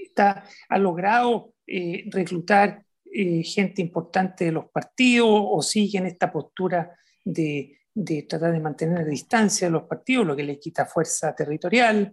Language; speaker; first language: Spanish; native; Spanish